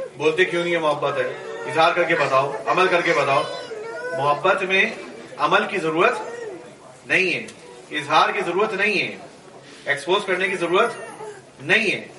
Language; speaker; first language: Urdu; native; Urdu